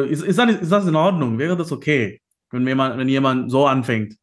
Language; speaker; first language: German; non-native, learner; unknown